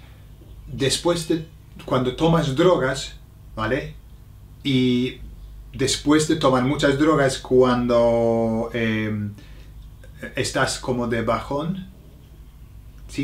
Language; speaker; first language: Spanish; non-native, fluent; English